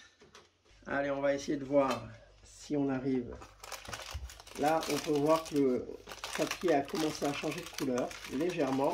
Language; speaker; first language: French; native; French